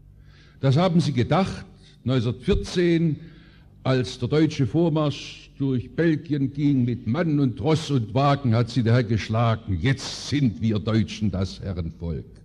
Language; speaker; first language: German; native; German